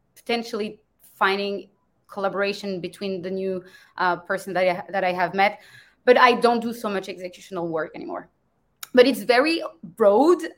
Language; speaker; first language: English; non-native, fluent; French